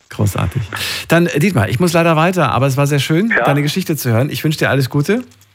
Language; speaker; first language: German; native; German